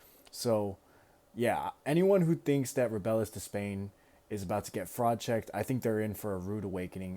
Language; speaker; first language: English; native; English